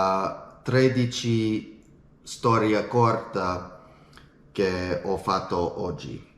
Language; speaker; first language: Italian; non-native, learner; English